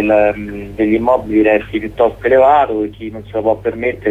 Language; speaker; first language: Italian; native; Italian